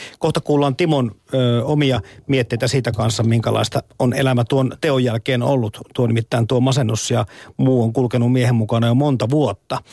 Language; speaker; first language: Finnish; native; Finnish